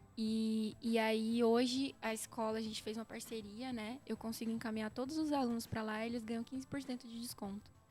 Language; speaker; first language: Portuguese; native; Portuguese